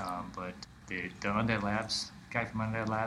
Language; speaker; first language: English; native; English